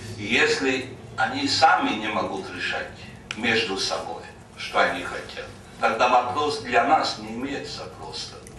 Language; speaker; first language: Russian; non-native, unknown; Hungarian